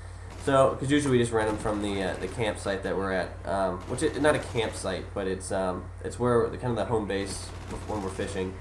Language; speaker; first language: English; native; English